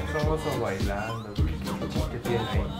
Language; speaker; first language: Spanish; native; Spanish